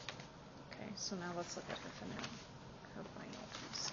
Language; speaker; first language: English; native; English